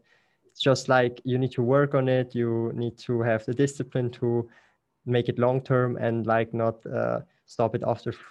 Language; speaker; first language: English; non-native, fluent; Swiss German